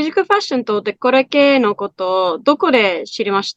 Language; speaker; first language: Japanese; non-native, learner; English